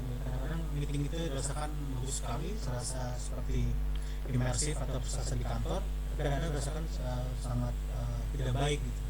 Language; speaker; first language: Indonesian; native; Indonesian